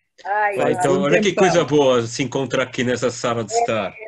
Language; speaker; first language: Portuguese; native; Portuguese